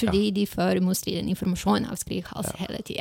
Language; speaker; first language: Norwegian; non-native, fluent; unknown